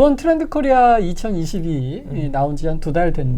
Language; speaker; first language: Korean; native; Korean